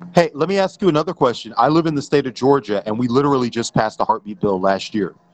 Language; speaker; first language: English; native; English